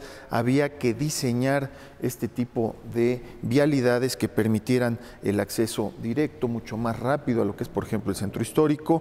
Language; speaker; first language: Spanish; native; Spanish